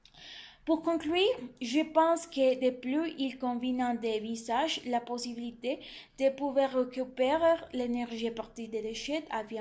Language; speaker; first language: French; non-native, learner; Spanish